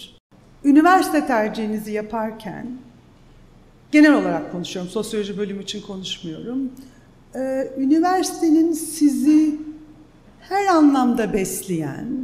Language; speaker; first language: Turkish; native; Turkish